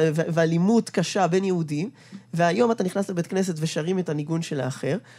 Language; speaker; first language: Hebrew; native; Hebrew